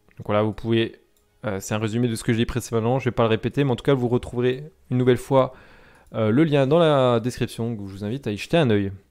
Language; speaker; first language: French; native; French